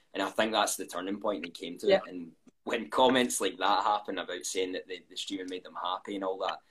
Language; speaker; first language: English; native; English